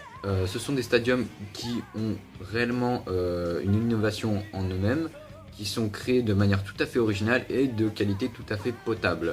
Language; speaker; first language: French; native; French